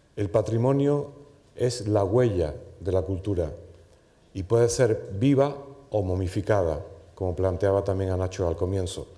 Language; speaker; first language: Spanish; native; Spanish